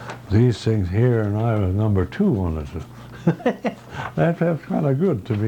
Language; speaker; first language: English; non-native, fluent; Swedish